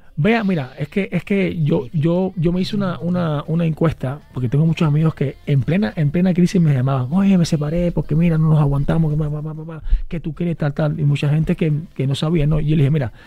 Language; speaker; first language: Spanish; native; Spanish